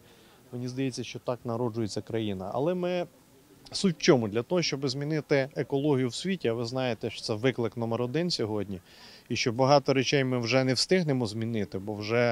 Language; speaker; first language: Ukrainian; native; Ukrainian